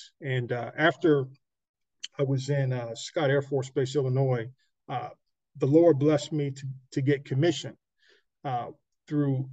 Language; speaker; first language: English; native; English